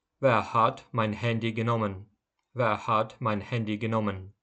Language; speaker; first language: German; non-native, fluent; Ukrainian